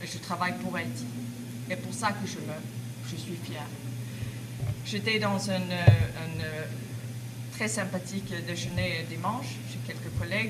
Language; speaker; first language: French; non-native, fluent; Swedish